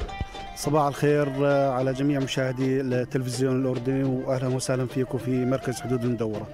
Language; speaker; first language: Arabic; native; Arabic